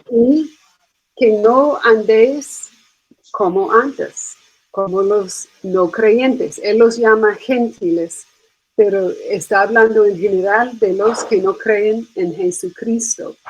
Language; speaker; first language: Spanish; non-native, fluent; English